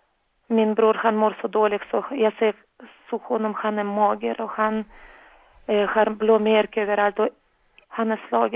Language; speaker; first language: Swedish; non-native, fluent; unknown